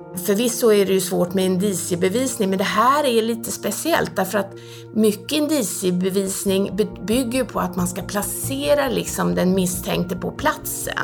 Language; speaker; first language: Swedish; native; Swedish